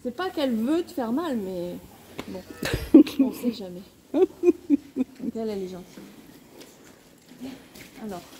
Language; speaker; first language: French; native; French